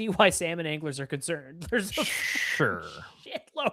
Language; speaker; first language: English; native; English